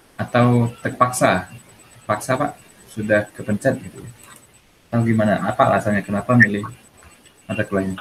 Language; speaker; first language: Indonesian; native; Indonesian